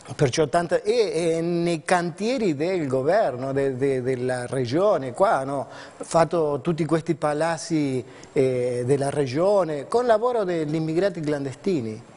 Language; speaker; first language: Italian; non-native, fluent; Spanish